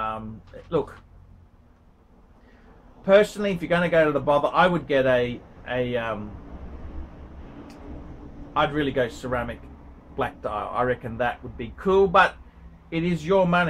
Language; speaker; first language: English; native; English